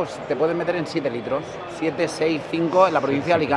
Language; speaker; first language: Spanish; native; Spanish